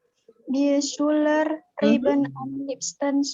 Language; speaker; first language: German; non-native, learner; Indonesian